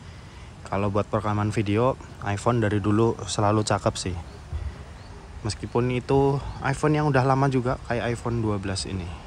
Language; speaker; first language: Indonesian; native; Indonesian